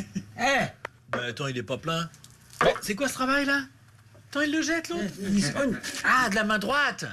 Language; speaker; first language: French; native; French